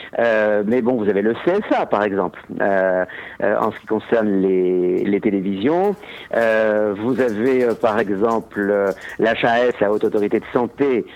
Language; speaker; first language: French; native; French